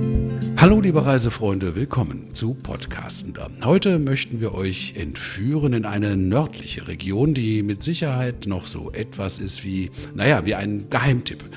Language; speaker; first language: German; native; German